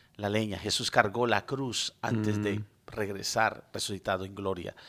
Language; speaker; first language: Spanish; early bilingual, heritage; Spanish